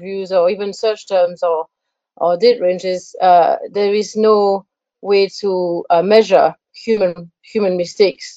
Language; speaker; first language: English; non-native, fluent; French